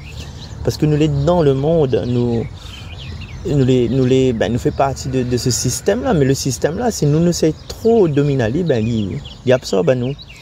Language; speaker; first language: French; non-native, local second language; Réunion Creole French